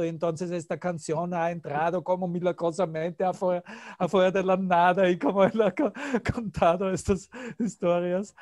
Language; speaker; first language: Spanish; non-native, fluent; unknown